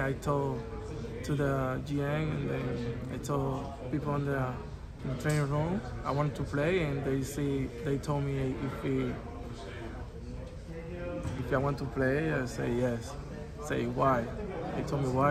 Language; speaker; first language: English; non-native, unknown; Spanish